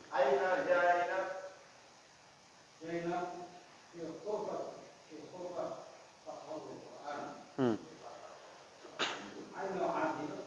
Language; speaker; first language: Arabic; non-native, learner; Indonesian